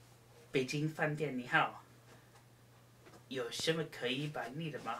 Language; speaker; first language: Chinese; non-native, learner; English